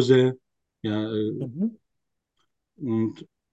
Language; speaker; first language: German; non-native, fluent; Turkish